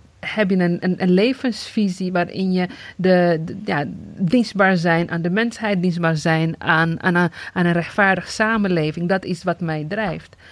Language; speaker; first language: Dutch; non-native, fluent; Tigrinya